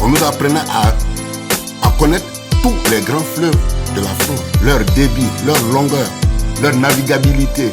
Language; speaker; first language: French; non-native, local second language; Malagasy